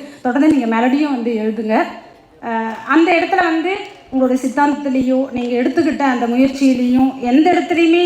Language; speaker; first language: Tamil; native; Tamil